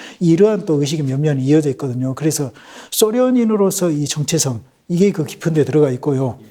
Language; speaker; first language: Korean; native; Korean